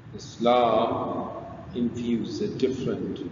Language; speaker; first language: English; non-native, local second language; Urdu